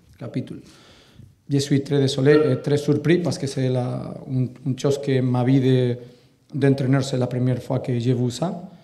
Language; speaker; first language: French; non-native, learner; Catalan